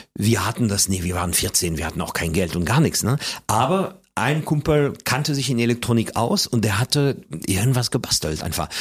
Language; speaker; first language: German; non-native, fluent; French